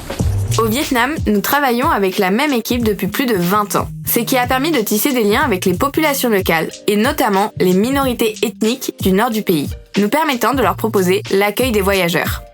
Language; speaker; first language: French; native; French